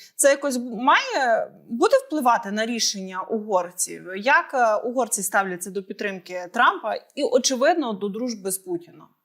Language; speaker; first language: Ukrainian; native; Ukrainian